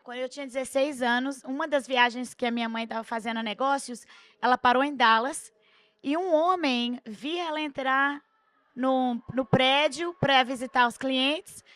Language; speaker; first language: Portuguese; early bilingual, heritage; Portuguese